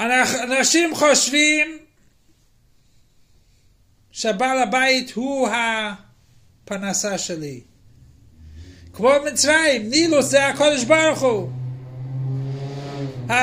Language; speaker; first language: Hebrew; non-native, fluent; English